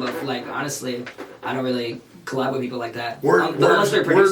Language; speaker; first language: English; early bilingual, other home language; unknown